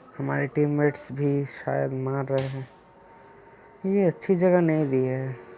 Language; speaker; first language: Hindi; non-native, local second language; Bangla